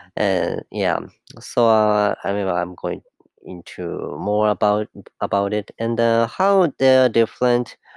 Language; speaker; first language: English; non-native, fluent; Japanese